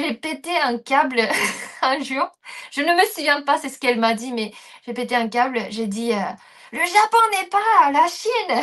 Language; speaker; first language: French; non-native, fluent; Japanese